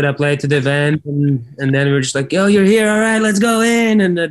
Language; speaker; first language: English; non-native, fluent; Latvian